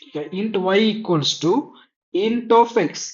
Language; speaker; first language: English; non-native, local second language; Kannada